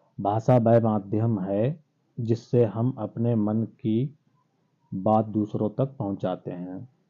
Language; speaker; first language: Hindi; native; Hindi